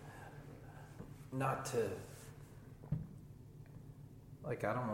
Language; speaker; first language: English; native; English